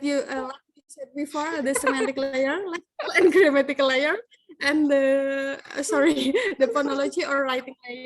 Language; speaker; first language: English; non-native, learner; Indonesian